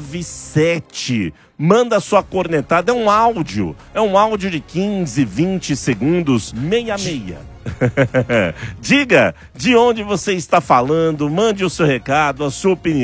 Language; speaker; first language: Portuguese; native; Portuguese